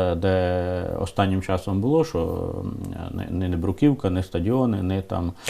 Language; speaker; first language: Ukrainian; native; Ukrainian